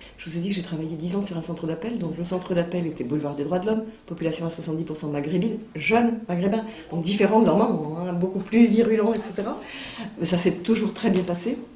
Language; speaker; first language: French; native; French